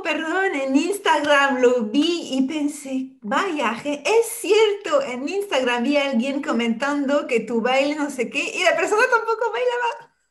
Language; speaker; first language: Spanish; non-native, fluent; French